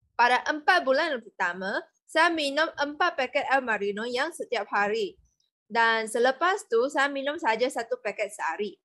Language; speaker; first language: Malay; non-native, local second language; Chinese